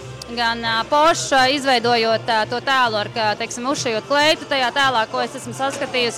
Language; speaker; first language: Latvian; native; Latvian